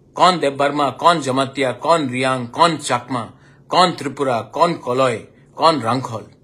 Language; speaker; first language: Hindi; non-native, local second language; Kok Borok